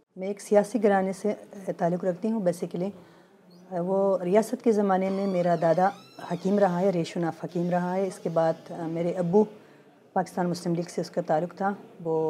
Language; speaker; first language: Urdu; non-native, local second language; Khowar